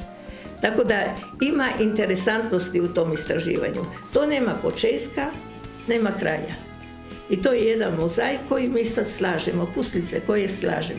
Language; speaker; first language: Croatian; native; Croatian